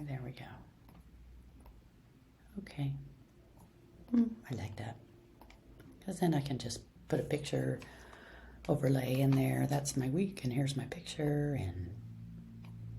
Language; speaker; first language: English; native; English